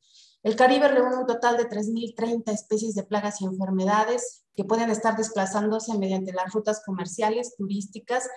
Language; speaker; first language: Spanish; native; Spanish